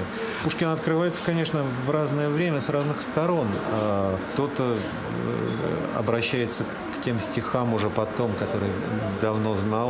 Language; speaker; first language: Russian; native; Russian